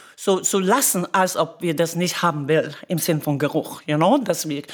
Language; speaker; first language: German; non-native, fluent; Norwegian